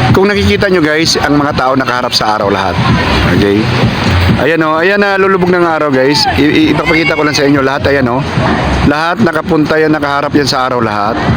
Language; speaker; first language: Filipino; non-native, local second language; Cebuano